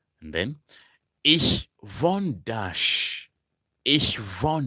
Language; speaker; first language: German; non-native, fluent; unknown